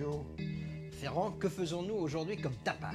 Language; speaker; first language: French; native; French